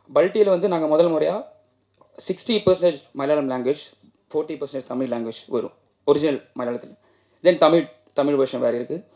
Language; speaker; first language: Tamil; non-native, local second language; Malayalam